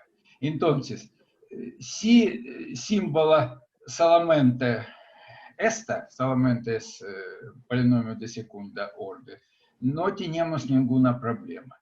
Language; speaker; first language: Spanish; non-native, fluent; Russian